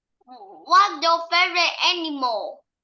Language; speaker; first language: English; non-native, learner; Vietnamese